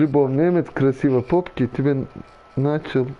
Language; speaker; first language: Russian; non-native, learner; Turkish